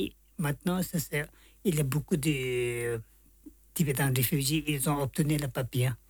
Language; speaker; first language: French; non-native, learner; Tibetan